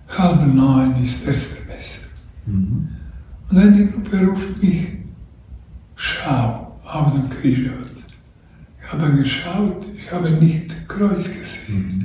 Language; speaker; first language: German; non-native, learner; Croatian